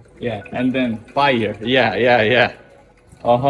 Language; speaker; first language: English; non-native, learner; Korean